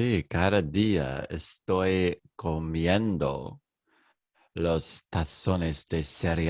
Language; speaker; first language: Spanish; non-native, learner; English